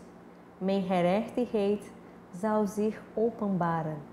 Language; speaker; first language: Dutch; non-native, fluent; Portuguese